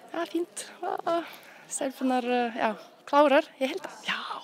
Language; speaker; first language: Icelandic; non-native, learner; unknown